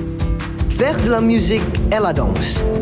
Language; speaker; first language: French; non-native, learner; Indonesian